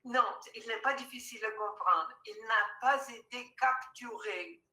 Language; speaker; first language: French; non-native, fluent; Portuguese